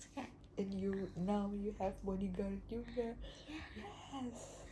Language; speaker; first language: English; non-native, local second language; Indonesian